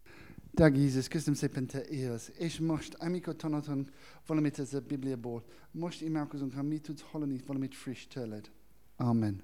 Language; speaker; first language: Hungarian; non-native, learner; English